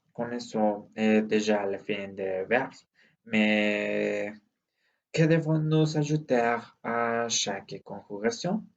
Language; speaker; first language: French; non-native, learner; Spanish